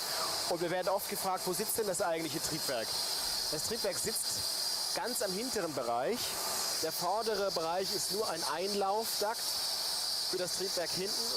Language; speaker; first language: German; native; German